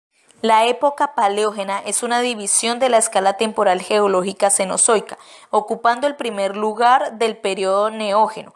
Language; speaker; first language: Spanish; native; Spanish